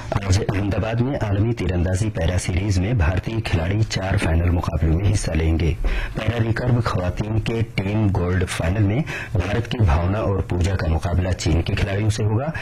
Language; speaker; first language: Urdu; native; Urdu